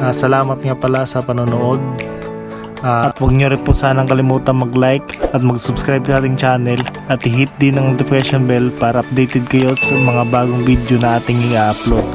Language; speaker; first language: Filipino; non-native, local second language; Cebuano